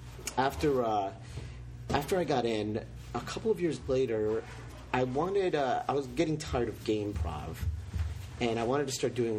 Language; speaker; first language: English; native; English